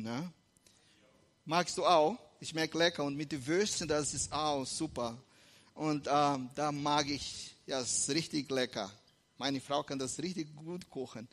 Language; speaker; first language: German; non-native, fluent; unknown